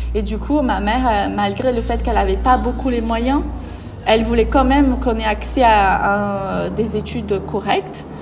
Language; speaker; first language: French; early bilingual, other home language; Portuguese